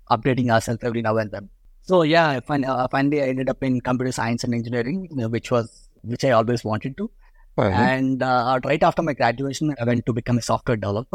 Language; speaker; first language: English; non-native, local second language; Telugu